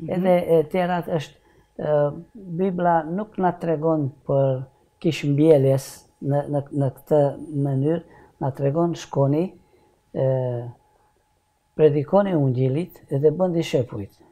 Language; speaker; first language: Albanian; non-native, learner; Hungarian